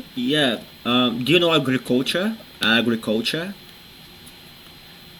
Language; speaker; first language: English; non-native, fluent; Portuguese